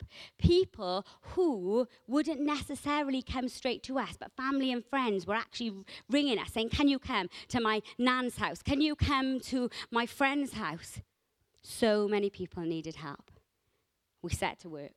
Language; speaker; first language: English; native; English